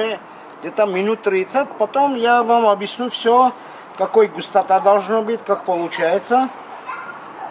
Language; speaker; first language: Russian; non-native, fluent; Armenian